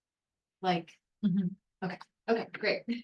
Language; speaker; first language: English; native; English